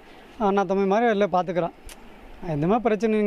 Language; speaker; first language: Tamil; non-native, learner; Hindi